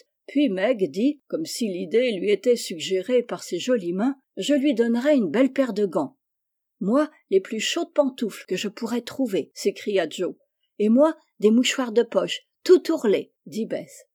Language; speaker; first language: French; native; French